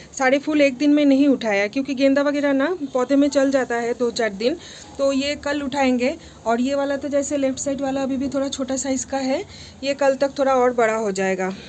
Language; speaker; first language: Hindi; non-native, local second language; Bangla